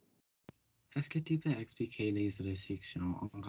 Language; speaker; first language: French; non-native, local second language; English